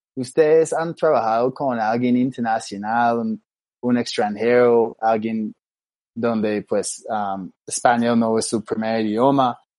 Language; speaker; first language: Spanish; non-native, fluent; English